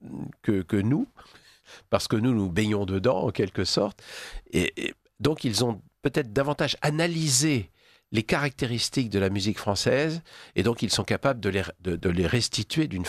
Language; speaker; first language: French; native; French